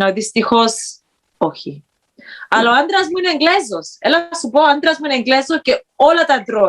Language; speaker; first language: Greek; early bilingual, heritage; Greek